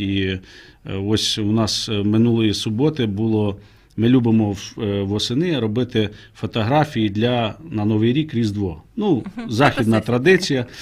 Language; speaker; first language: Ukrainian; native; Ukrainian